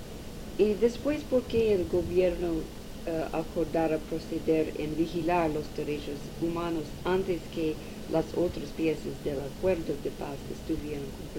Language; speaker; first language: Spanish; non-native, learner; English